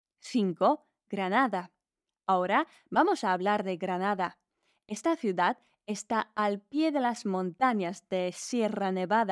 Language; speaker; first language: Spanish; non-native, fluent; Polish